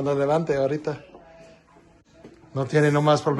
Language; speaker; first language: Spanish; non-native, learner; English